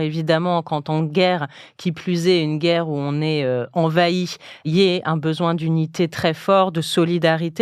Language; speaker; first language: French; native; French